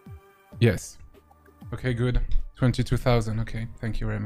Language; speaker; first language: English; non-native, fluent; French